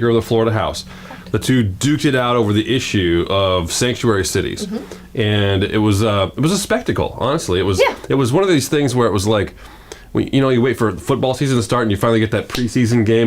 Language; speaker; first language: English; native; English